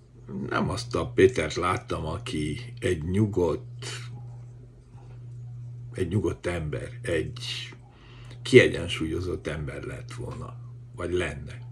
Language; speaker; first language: Hungarian; native; Hungarian